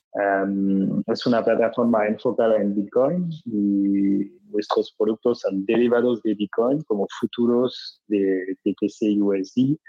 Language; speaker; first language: Spanish; non-native, fluent; French